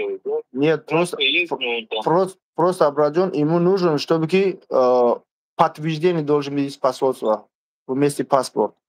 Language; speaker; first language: Russian; non-native, learner; Tajik